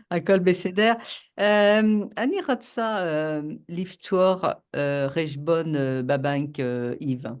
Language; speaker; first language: Hebrew; non-native, learner; French